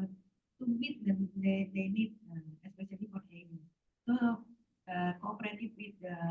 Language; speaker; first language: English; non-native, learner; Indonesian